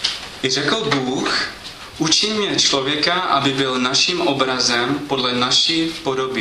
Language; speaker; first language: Czech; non-native, fluent; English